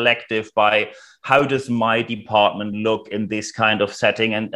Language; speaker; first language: English; non-native, fluent; German